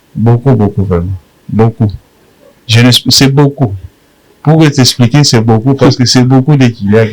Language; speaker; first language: French; non-native, local second language; Rundi